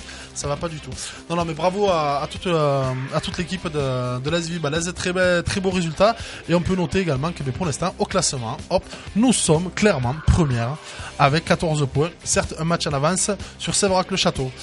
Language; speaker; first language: French; native; French